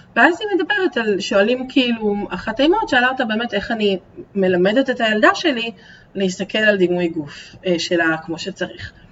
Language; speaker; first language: Hebrew; early bilingual, other home language; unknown